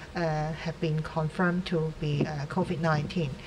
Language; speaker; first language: English; non-native, local second language; Cantonese